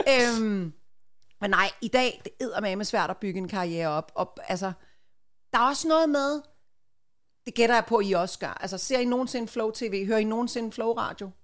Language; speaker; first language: Danish; native; Danish